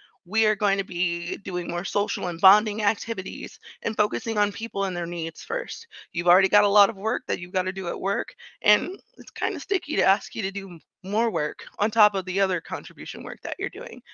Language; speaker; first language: English; native; English